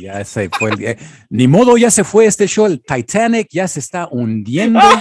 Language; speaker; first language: Spanish; early bilingual, heritage; Spanish